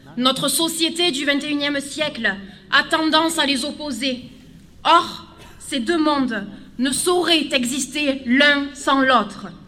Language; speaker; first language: French; native; French